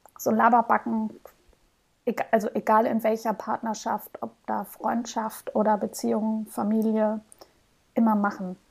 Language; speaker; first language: German; early bilingual, heritage; German